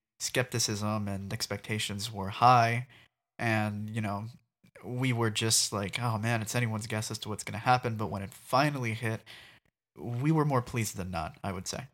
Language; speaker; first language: English; native; English